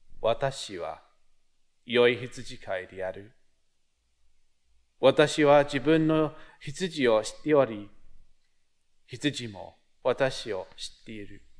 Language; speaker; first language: Japanese; non-native, fluent; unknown